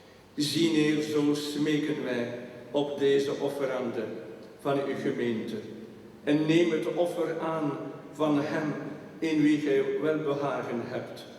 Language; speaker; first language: Dutch; non-native, local second language; French